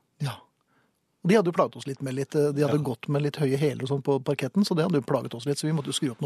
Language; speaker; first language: Norwegian; native; Norwegian